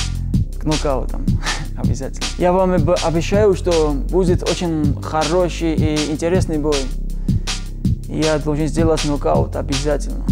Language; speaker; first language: Russian; non-native, learner; Georgian